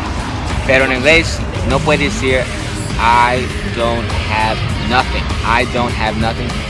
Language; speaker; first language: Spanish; non-native, fluent; English